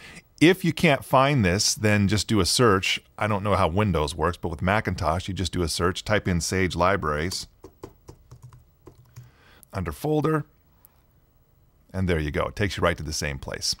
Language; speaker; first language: English; native; English